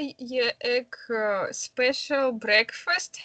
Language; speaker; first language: Hindi; non-native, learner; Russian